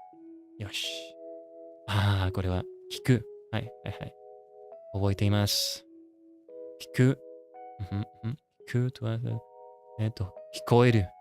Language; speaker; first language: Japanese; non-native, learner; English